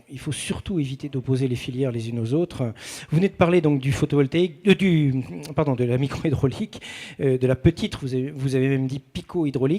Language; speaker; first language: French; native; French